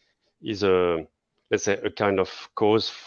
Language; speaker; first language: English; non-native, fluent; French